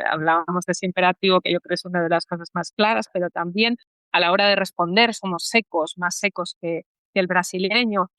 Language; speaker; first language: Spanish; native; Spanish